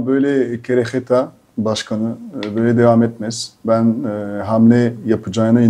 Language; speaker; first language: Turkish; non-native, fluent; French